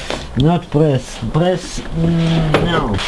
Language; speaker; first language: English; non-native, learner; Russian